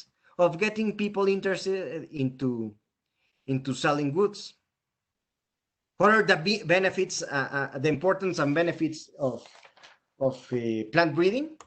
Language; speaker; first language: English; non-native, fluent; Spanish